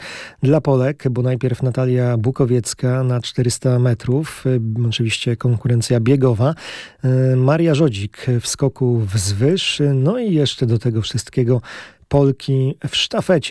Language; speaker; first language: Polish; native; Polish